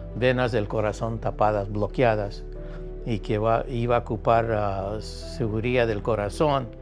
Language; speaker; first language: Spanish; early bilingual, heritage; Spanish